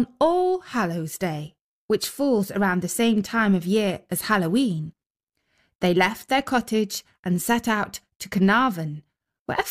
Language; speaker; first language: English; native; English